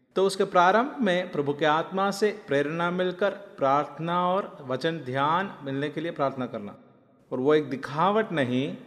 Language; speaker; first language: Hindi; non-native, local second language; Malayalam